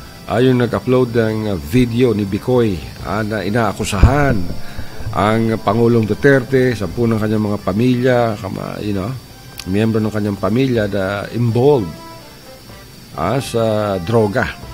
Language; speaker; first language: Filipino; non-native, local second language; Chavacano